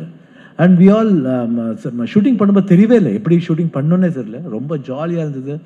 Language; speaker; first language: Tamil; non-native, fluent; Kannada